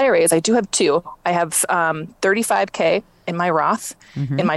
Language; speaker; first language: English; native; English